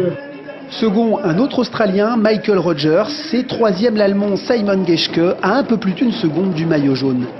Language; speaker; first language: French; native; French